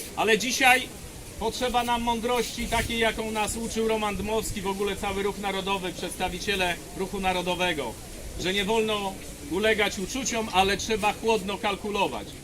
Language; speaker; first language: Polish; native; Polish